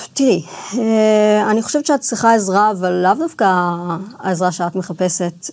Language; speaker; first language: Hebrew; early bilingual, other home language; English